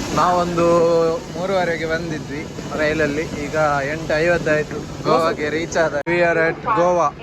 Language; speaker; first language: Kannada; non-native, local second language; Tulu